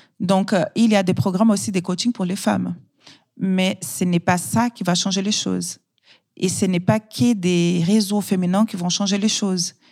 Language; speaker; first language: French; non-native, fluent; Portuguese